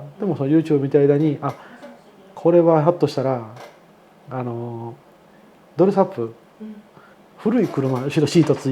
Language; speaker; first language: Japanese; native; Japanese